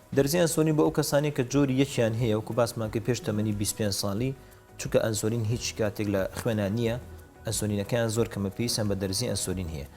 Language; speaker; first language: Central Kurdish; native; Central Kurdish